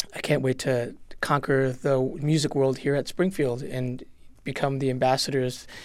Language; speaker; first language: English; native; English